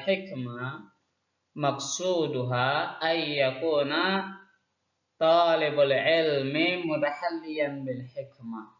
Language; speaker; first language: Arabic; non-native, fluent; Indonesian